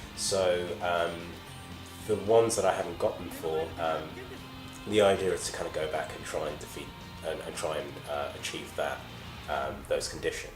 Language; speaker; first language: English; native; English